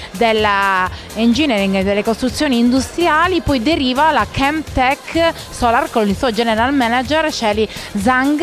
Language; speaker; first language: Italian; native; Italian